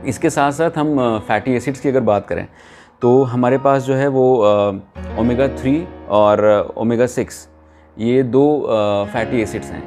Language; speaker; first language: Hindi; native; Hindi